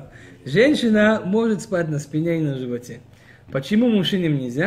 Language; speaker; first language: Russian; early bilingual, heritage; Russian